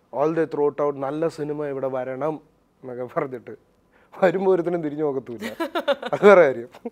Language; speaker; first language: English; non-native, local second language; Malayalam